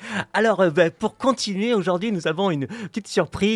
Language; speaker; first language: French; native; French